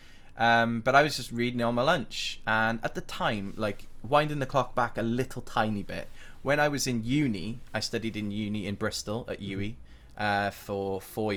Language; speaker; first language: English; native; English